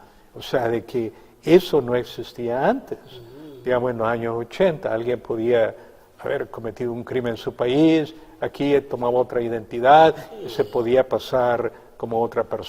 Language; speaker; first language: Spanish; native; Spanish